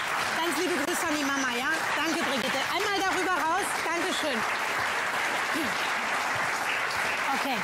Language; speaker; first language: German; native; German